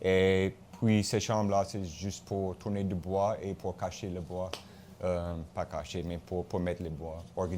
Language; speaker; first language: French; non-native, local second language; English